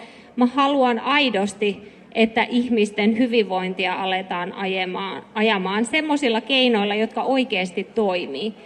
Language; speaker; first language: Finnish; native; Finnish